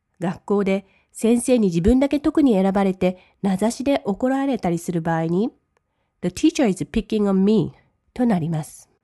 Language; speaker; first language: Japanese; native; Japanese